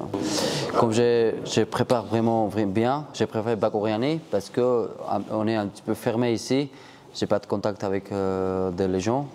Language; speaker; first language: French; non-native, learner; Georgian